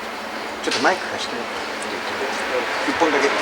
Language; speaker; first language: Japanese; native; Japanese